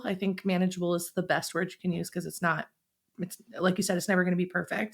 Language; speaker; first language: English; native; English